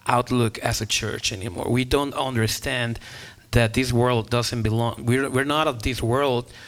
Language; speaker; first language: English; non-native, fluent; Spanish